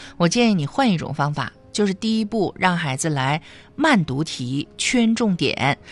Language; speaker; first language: Chinese; native; Chinese